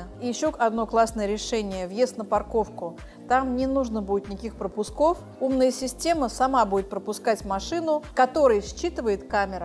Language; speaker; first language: Russian; native; Russian